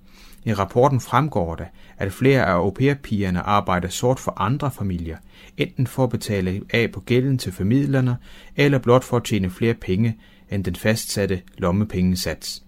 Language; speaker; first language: Danish; native; Danish